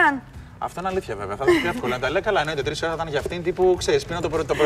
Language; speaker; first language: Greek; native; Greek